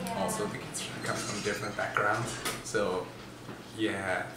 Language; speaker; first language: English; non-native, fluent; German